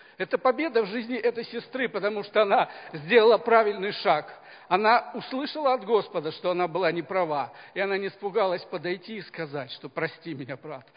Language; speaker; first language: Russian; native; Russian